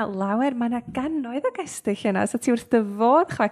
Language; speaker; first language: Welsh; native; Welsh